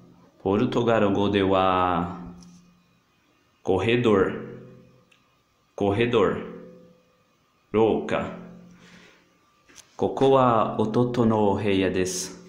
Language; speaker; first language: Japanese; non-native, learner; Portuguese